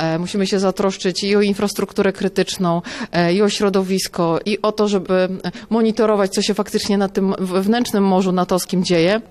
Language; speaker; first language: Polish; native; Polish